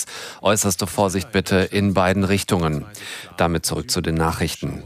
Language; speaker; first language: German; native; German